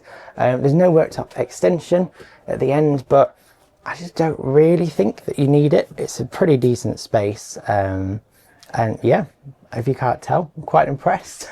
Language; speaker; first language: English; native; English